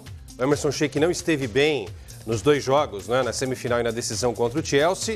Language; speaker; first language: Portuguese; native; Portuguese